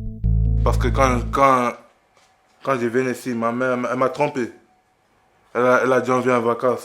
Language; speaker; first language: French; non-native, learner; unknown